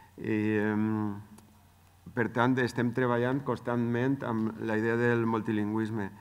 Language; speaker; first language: Catalan; native; Catalan